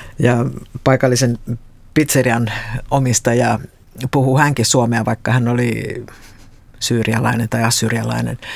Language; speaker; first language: Finnish; native; Finnish